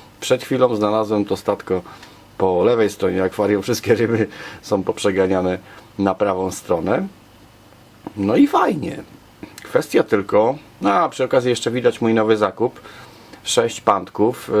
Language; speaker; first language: Polish; native; Polish